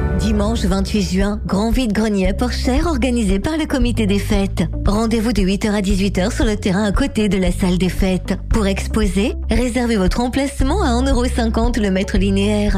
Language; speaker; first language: French; native; French